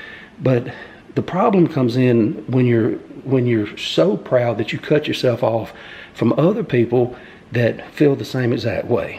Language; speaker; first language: English; native; English